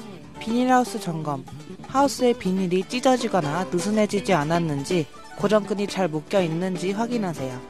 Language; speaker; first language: Korean; native; Korean